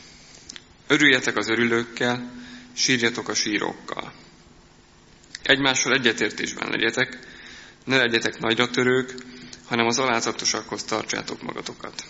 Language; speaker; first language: Hungarian; native; Hungarian